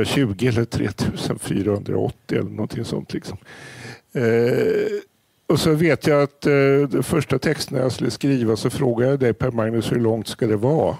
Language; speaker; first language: Swedish; native; Swedish